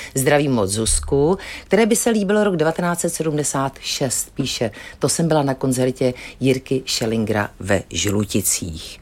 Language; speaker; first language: Czech; native; Czech